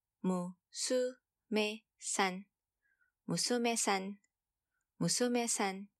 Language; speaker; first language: Japanese; non-native, fluent; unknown